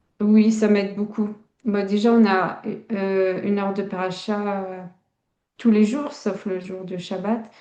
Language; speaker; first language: French; early bilingual, other home language; Tachelhit